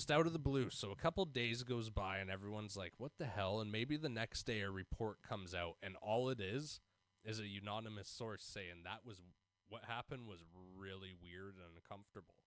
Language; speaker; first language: English; native; English